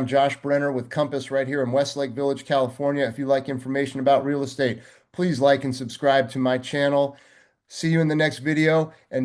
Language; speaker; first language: English; native; English